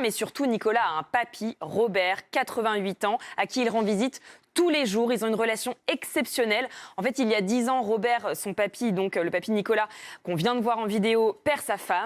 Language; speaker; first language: French; native; French